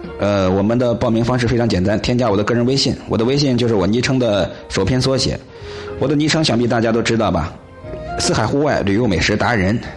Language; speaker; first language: Chinese; native; Chinese